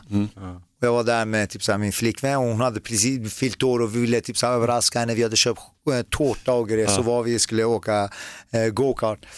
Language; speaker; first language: Swedish; early bilingual, other home language; Persian